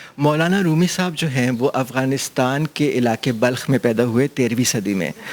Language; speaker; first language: Urdu; non-native, local second language; Pashto